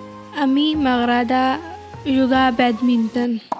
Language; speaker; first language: Catalan; non-native, learner; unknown